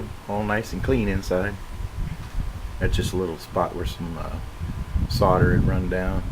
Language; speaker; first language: English; native; English